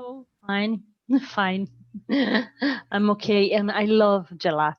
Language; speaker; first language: English; non-native, learner; Portuguese